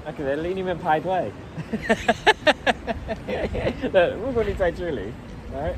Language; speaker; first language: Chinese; non-native, learner; English